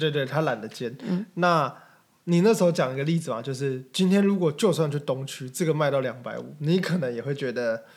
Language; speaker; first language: Chinese; native; Chinese